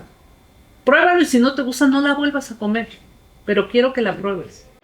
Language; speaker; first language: Spanish; native; Spanish